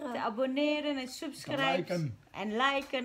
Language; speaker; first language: Dutch; non-native, learner; Indonesian